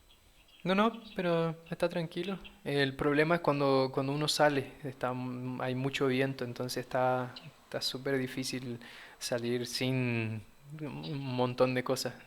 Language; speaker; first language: Spanish; early bilingual, heritage; Portuguese